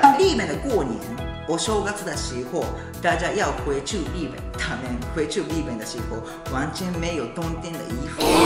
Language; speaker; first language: Chinese; non-native, fluent; Japanese